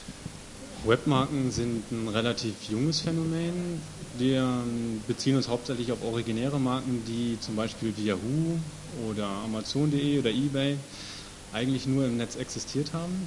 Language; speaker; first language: German; native; German